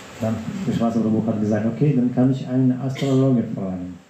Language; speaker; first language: German; non-native, fluent; Russian